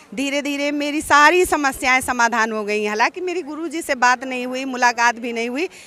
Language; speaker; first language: Hindi; native; Hindi